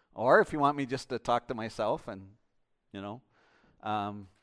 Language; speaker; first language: English; native; English